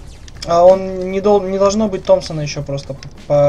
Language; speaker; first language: Russian; native; Russian